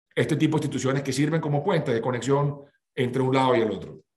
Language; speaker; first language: Spanish; native; Spanish